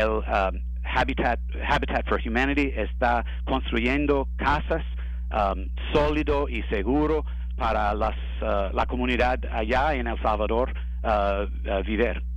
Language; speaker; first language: Spanish; non-native, learner; English